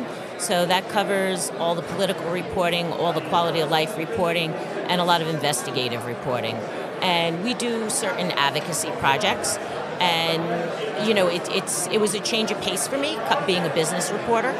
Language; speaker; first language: English; native; English